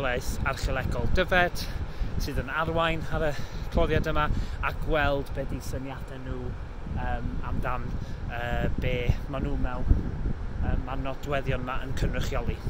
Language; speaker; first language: Welsh; native; Welsh